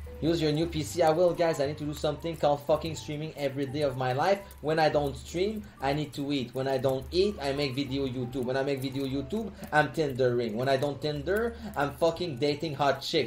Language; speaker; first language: English; non-native, fluent; French